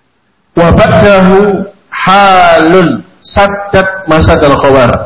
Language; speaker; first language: Arabic; non-native, fluent; Indonesian